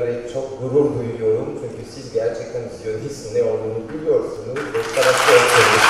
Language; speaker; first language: Turkish; non-native, fluent; French